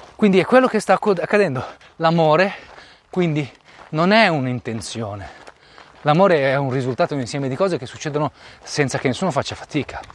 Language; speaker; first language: Italian; native; Italian